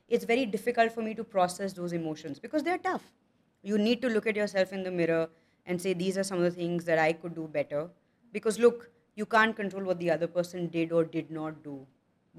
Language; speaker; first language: English; non-native, local second language; Hindi